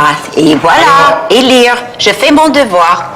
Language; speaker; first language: French; non-native, learner; English